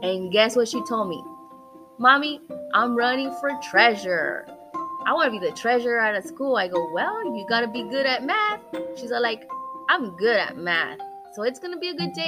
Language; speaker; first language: English; early bilingual, other home language; Spanish